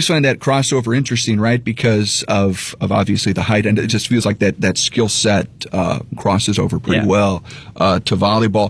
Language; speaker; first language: English; native; English